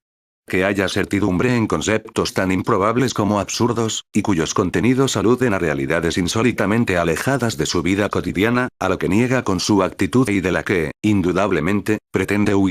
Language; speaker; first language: Spanish; native; Spanish